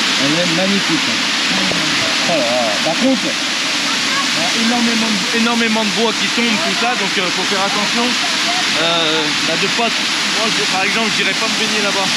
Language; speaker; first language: French; native; French